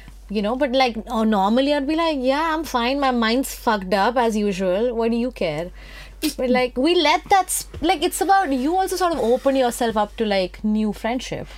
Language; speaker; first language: English; non-native, local second language; Hindi